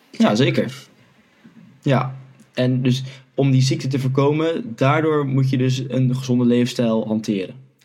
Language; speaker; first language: Dutch; native; Dutch